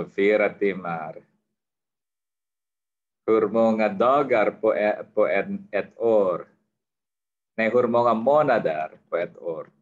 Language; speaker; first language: Swedish; non-native, fluent; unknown